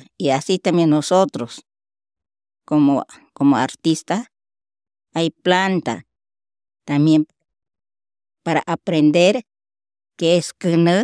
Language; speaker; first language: Spanish; non-native, local second language; Shipibo-Conibo